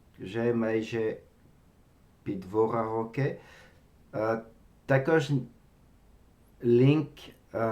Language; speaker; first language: Ukrainian; non-native, learner; French